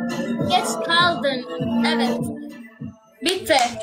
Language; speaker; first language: Turkish; non-native, learner; Arabic